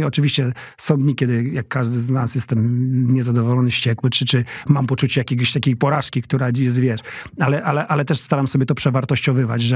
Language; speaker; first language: Polish; native; Polish